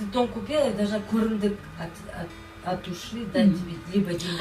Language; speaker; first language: Russian; native; Russian